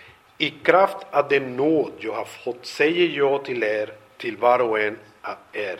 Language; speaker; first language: Swedish; non-native, fluent; Spanish